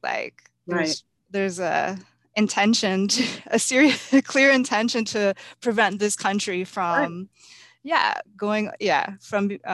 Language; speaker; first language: English; native; English